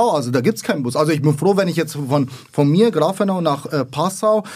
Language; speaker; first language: German; early bilingual, other home language; Arabic